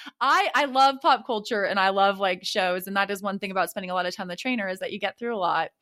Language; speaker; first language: English; native; English